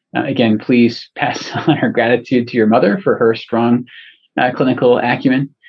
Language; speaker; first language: English; native; English